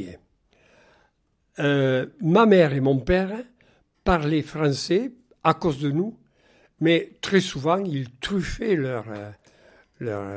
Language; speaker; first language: French; native; French